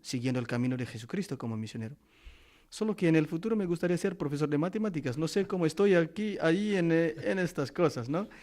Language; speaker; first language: Spanish; non-native, fluent; Indonesian